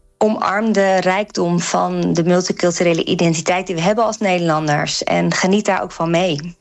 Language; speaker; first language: Dutch; native; Dutch